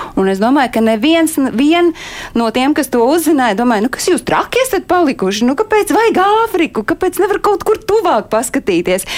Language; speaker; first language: Latvian; native; Latvian